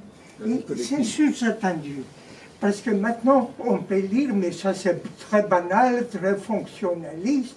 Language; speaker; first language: French; non-native, fluent; Greek